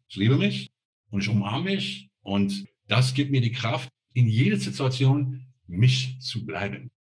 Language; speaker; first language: German; non-native, fluent; English